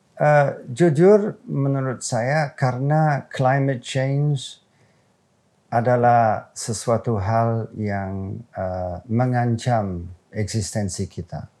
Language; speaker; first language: Indonesian; non-native, fluent; English